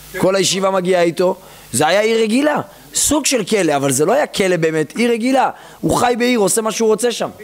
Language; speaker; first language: Hebrew; native; Hebrew